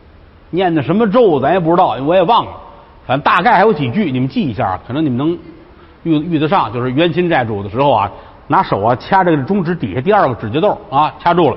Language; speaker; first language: Chinese; native; Chinese